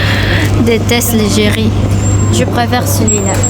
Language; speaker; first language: French; non-native, learner; Indonesian